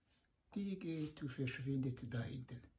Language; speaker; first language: German; non-native, fluent; Kinyarwanda